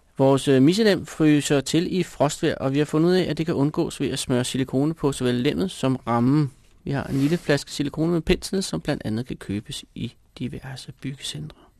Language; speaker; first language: Danish; native; Danish